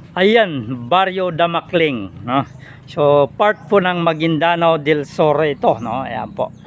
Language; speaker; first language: Filipino; non-native, local second language; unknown